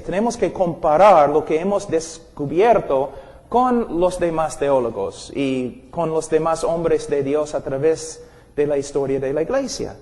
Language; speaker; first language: Spanish; non-native, fluent; English